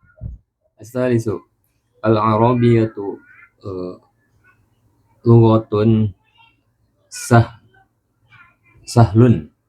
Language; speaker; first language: Arabic; non-native, learner; Indonesian